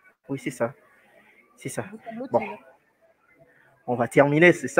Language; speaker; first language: French; non-native, fluent; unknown